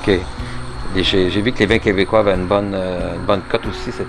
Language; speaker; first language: French; native; French